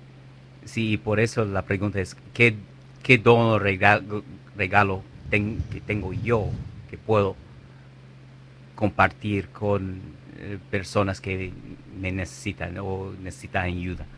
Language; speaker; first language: Spanish; non-native, fluent; English